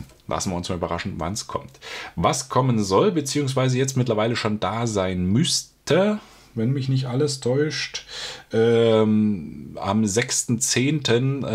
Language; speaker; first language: German; native; German